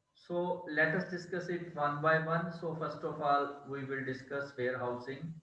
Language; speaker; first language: English; non-native, local second language; Punjabi